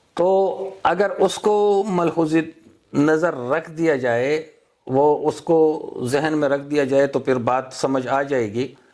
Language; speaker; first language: Urdu; non-native, local second language; Pashto